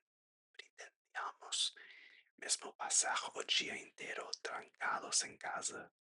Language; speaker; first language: Portuguese; non-native, learner; English